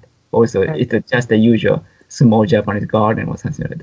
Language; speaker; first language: English; non-native, fluent; Japanese